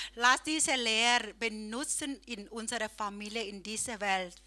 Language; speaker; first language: German; non-native, learner; Thai